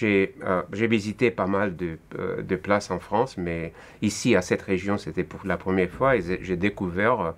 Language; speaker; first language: French; non-native, fluent; Russian